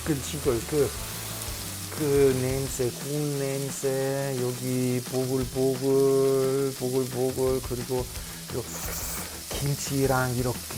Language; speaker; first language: Korean; non-native, learner; Italian